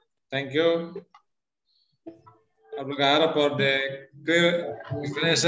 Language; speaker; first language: English; non-native, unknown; Indonesian